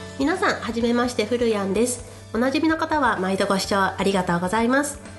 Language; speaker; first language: Japanese; native; Japanese